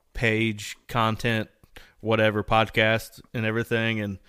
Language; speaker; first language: English; native; English